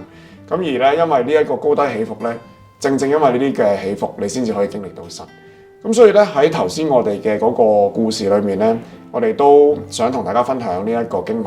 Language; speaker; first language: Cantonese; native; Cantonese